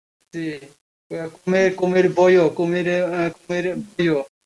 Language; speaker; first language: Spanish; non-native, learner; Bangla